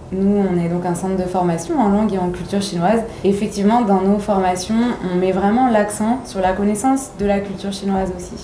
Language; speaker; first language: French; native; French